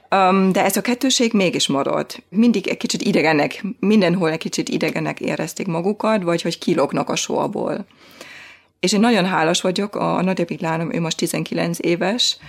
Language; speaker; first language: Hungarian; non-native, fluent; German